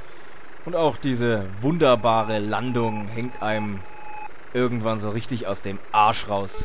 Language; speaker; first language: German; native; German